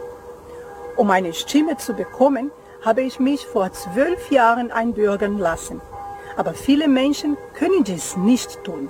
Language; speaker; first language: German; non-native, fluent; Portuguese